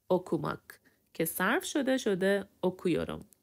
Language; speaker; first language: Turkish; non-native, fluent; Persian